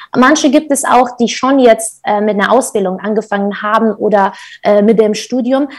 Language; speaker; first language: German; non-native, fluent; Kurdish